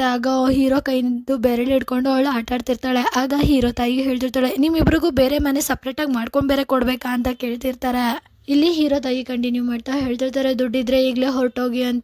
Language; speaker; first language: Kannada; native; Kannada